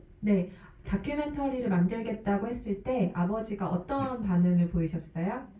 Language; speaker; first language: Korean; native; Korean